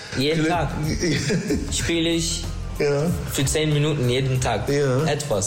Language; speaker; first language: German; non-native, learner; Turkish